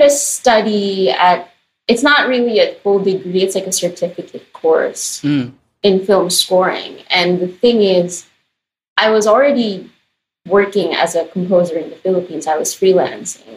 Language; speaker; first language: English; non-native, local second language; Filipino